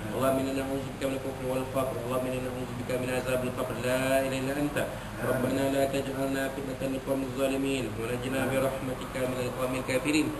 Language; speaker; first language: Arabic; non-native, fluent; Malay